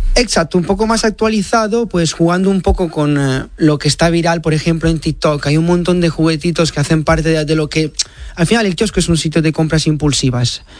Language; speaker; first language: Spanish; non-native, fluent; Italian